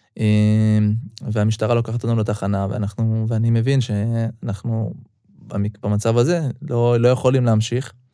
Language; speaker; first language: Hebrew; early bilingual, other home language; Russian